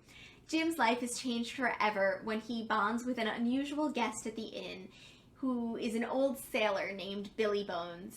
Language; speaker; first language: English; native; English